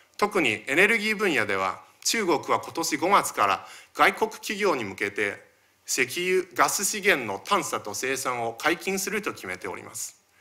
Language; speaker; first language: Japanese; early bilingual, other home language; Chinese